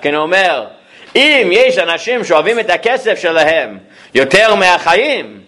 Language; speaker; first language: Hebrew; non-native, fluent; English